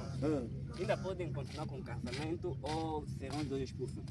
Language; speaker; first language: Portuguese; non-native, learner; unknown